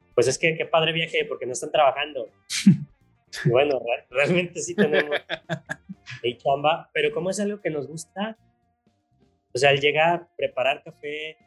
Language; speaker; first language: Spanish; native; Spanish